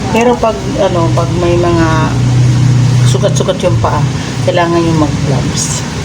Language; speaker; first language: Filipino; non-native, local second language; Waray